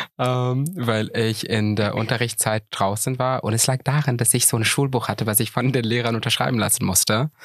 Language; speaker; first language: German; early bilingual, other home language; Persian